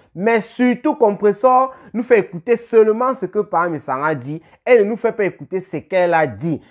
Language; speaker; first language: French; native; French